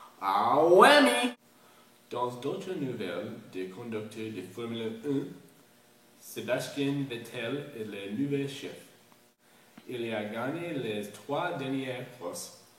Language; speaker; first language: French; non-native, learner; English